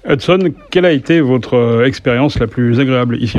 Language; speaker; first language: French; native; French